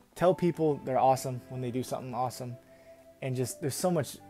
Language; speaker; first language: English; native; English